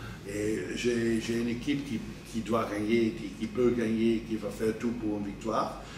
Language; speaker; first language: French; non-native, fluent; Dutch